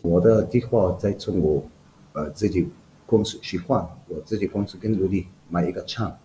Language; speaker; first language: Chinese; non-native, learner; Arabic